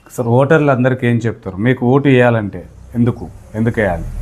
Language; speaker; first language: Telugu; native; Telugu